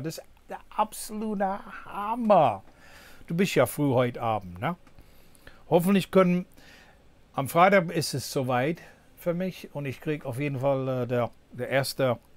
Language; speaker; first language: German; non-native, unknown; English